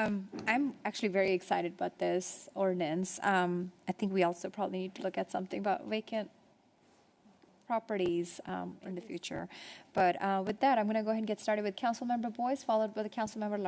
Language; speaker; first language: English; native; English